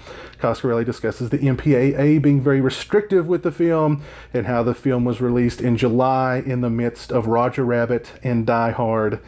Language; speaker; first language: English; native; English